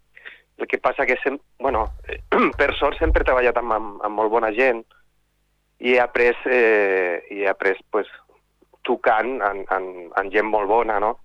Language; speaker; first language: Catalan; non-native, local second language; Spanish